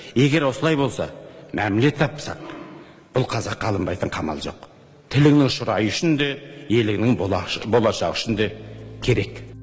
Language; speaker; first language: Kazakh; native; Kazakh